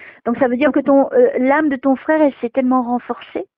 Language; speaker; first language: French; native; French